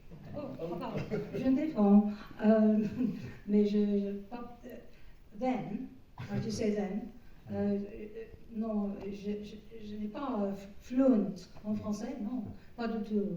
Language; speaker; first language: French; non-native, learner; English